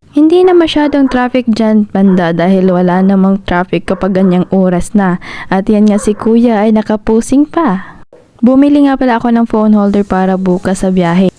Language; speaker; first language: Filipino; non-native, local second language; Cebuano